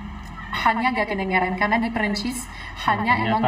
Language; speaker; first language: Indonesian; non-native, fluent; French